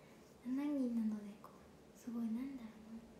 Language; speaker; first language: Japanese; native; Japanese